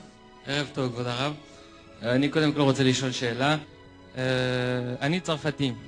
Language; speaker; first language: Hebrew; non-native, fluent; French